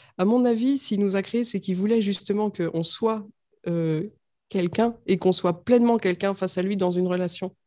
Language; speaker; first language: French; native; French